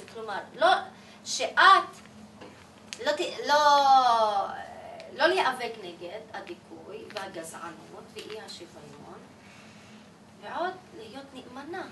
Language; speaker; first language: Hebrew; non-native, local second language; Arabic